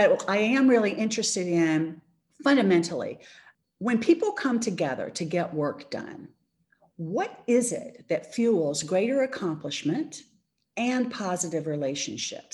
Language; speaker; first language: English; native; English